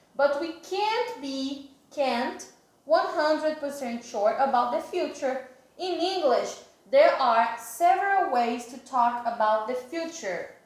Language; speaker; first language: English; non-native, fluent; Portuguese